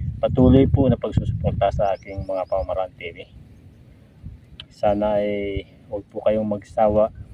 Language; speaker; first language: Filipino; non-native, local second language; Bikol